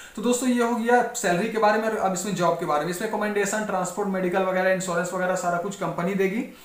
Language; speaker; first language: Hindi; native; Hindi